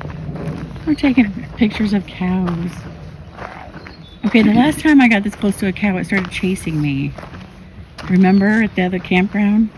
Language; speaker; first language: English; native; English